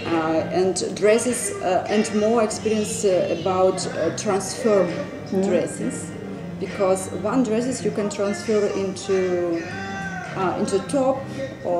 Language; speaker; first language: English; non-native, learner; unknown